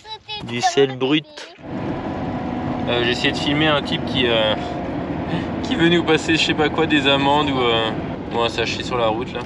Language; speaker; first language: French; native; French